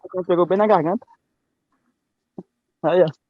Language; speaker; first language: Portuguese; native; Portuguese